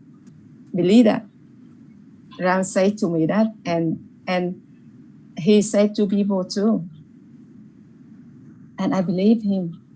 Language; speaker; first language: English; non-native, learner; Vietnamese